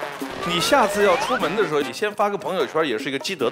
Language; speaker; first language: Chinese; native; Chinese